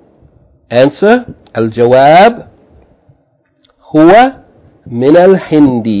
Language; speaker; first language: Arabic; non-native, fluent; English